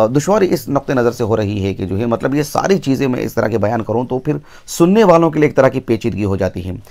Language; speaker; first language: Urdu; native; Urdu